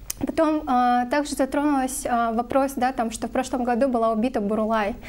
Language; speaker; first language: Russian; non-native, local second language; Kyrgyz